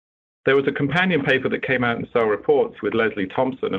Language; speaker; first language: English; native; English